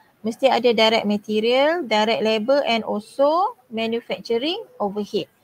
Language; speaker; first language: English; non-native, local second language; Malay